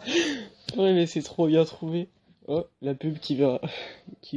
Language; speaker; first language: French; native; French